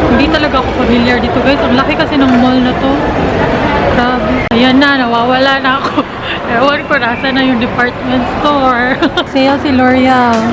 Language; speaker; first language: Filipino; non-native, local second language; Cebuano